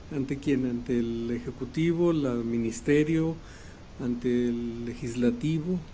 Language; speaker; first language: Spanish; native; Spanish